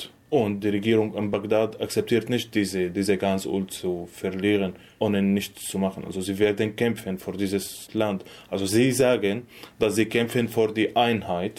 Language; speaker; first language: German; non-native, learner; Arabic